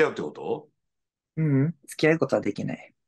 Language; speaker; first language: Japanese; native; Japanese